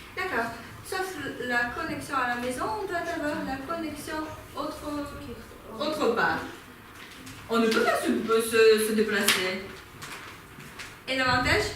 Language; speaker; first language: French; non-native, fluent; Ukrainian